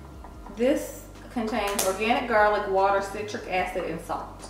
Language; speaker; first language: English; native; English